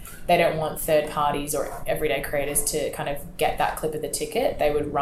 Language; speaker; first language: English; native; English